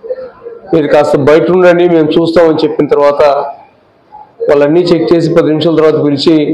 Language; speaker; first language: Telugu; native; Telugu